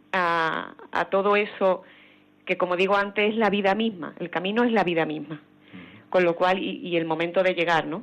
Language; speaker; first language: Spanish; native; Spanish